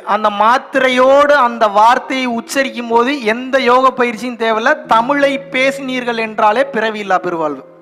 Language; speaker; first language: Tamil; non-native, local second language; Telugu